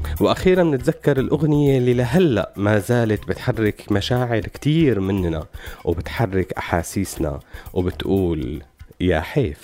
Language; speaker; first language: Arabic; native; Arabic